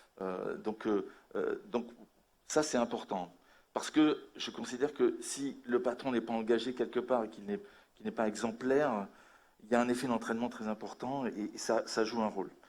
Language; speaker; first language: French; native; French